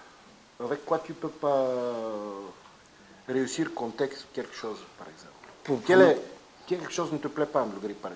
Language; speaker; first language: French; non-native, learner; Bulgarian